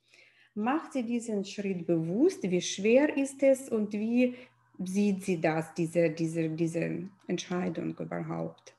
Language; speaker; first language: German; non-native, fluent; Russian